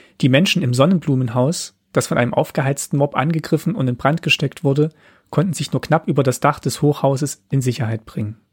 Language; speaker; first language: German; native; German